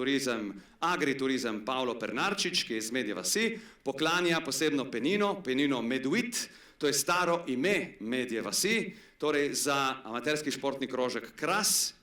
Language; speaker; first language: Slovenian; native; Slovenian